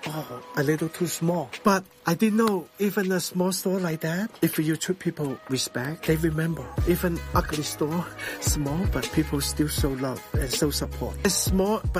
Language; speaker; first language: English; non-native, fluent; Chinese